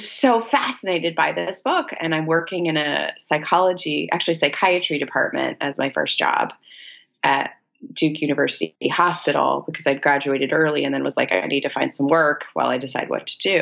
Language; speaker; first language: English; native; English